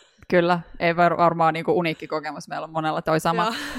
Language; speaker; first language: Finnish; native; Finnish